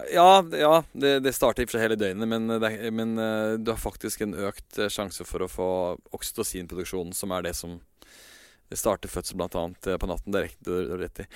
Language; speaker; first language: Norwegian; native; Norwegian